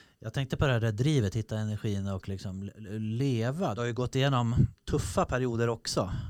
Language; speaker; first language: Swedish; native; Swedish